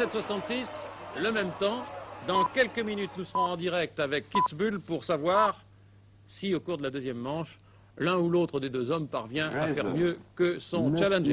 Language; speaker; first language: French; native; French